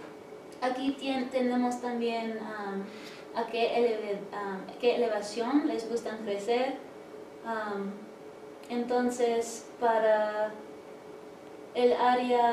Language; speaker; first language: Spanish; early bilingual, heritage; English